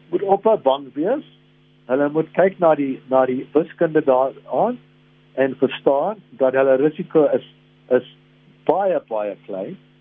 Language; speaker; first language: Afrikaans; non-native, local second language; English